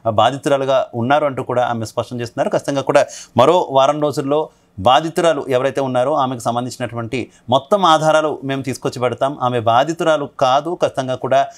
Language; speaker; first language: Telugu; native; Telugu